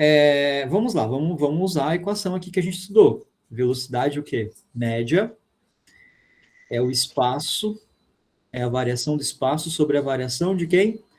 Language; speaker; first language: Portuguese; native; Portuguese